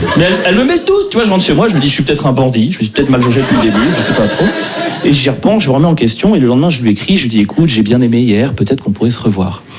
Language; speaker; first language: French; native; French